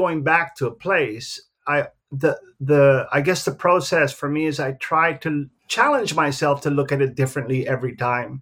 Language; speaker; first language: English; native; English